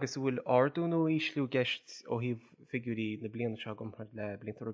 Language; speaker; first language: Irish; native; Irish